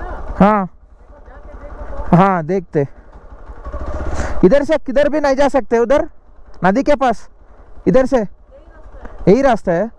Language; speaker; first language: Hindi; non-native, local second language; Telugu